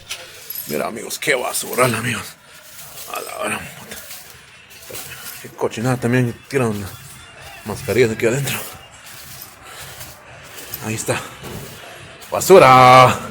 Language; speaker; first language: Spanish; non-native, local second language; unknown